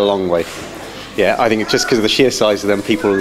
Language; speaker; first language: English; native; English